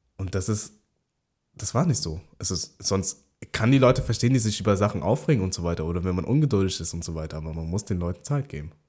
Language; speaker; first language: German; early bilingual, other home language; Vietnamese